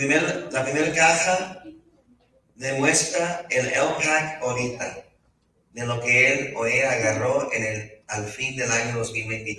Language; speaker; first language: Spanish; early bilingual, heritage; Spanish